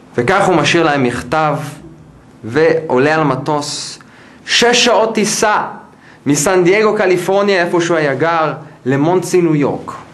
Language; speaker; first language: Hebrew; non-native, fluent; English